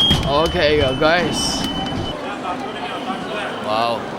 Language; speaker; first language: English; non-native, learner; Chinese